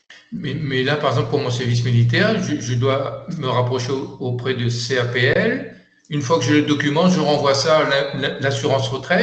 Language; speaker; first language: French; native; French